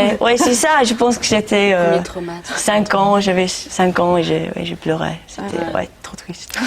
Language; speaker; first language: French; non-native, learner; English